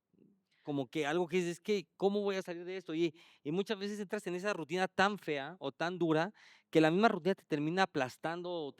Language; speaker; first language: Spanish; native; Spanish